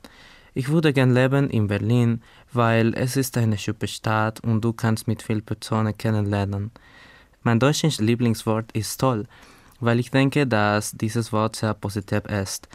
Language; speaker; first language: German; non-native, learner; Spanish